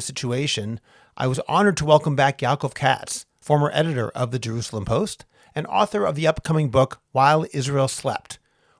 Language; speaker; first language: English; native; English